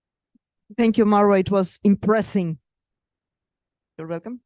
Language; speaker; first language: English; non-native, fluent; Russian